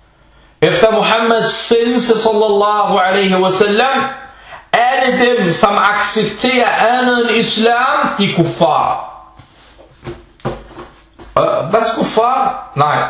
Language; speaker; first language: Danish; early bilingual, other home language; Arabic